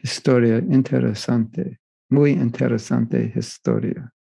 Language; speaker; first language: Spanish; non-native, learner; English